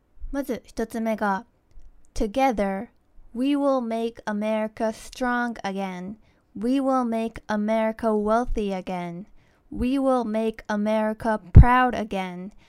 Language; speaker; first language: English; early bilingual, other home language; Japanese